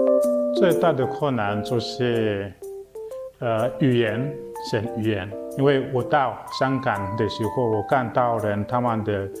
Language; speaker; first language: Chinese; non-native, fluent; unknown